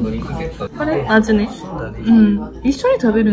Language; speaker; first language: Japanese; non-native, learner; Korean